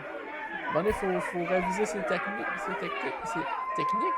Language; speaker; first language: French; native; French